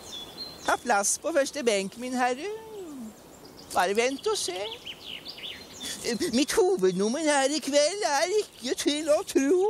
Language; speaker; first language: Norwegian; native; Norwegian